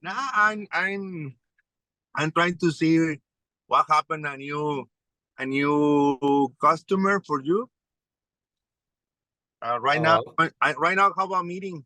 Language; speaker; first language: English; non-native, learner; Spanish